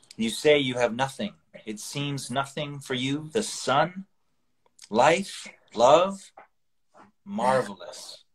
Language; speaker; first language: English; early bilingual, other home language; Italian